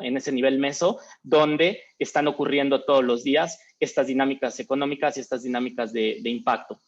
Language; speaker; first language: Spanish; native; Spanish